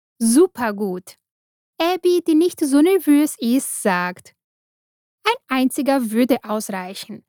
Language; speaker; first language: German; non-native, fluent; Portuguese